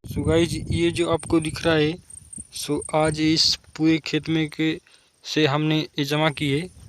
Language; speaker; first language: Hindi; non-native, local second language; Marathi